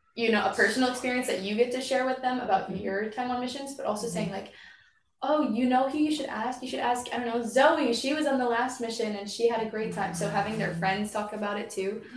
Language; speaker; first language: English; native; English